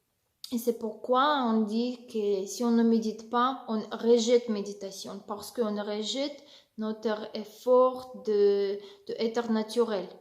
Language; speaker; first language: French; non-native, learner; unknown